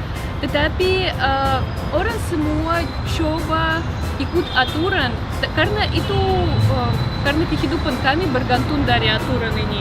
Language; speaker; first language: Indonesian; non-native, learner; Russian